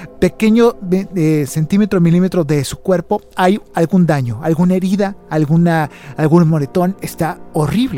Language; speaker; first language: Spanish; native; Spanish